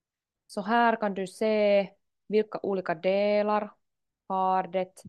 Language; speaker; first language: Swedish; non-native, local second language; Finnish